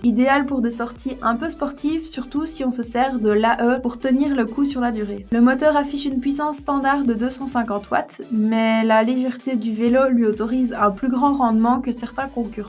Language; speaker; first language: French; native; French